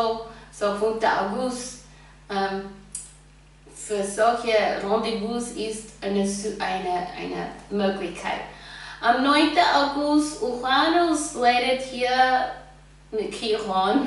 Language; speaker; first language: German; non-native, fluent; English